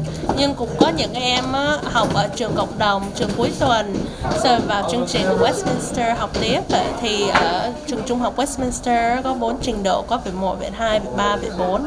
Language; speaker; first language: Vietnamese; early bilingual, heritage; Vietnamese